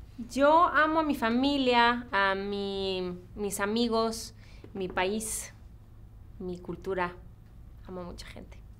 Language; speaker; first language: Spanish; native; Spanish